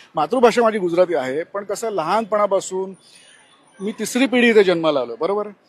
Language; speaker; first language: Marathi; non-native, local second language; Gujarati